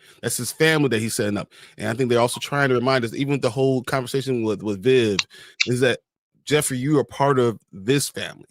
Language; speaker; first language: English; native; English